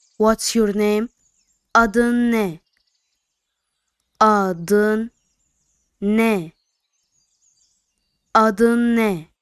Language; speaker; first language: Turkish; non-native, fluent; Arabic